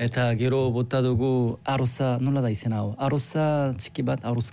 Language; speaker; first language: Basque; non-native, learner; Korean